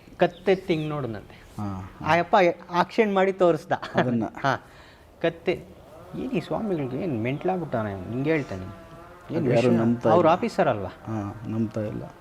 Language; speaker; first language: Kannada; native; Kannada